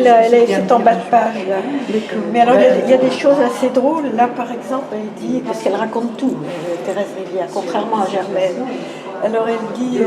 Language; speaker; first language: French; native; French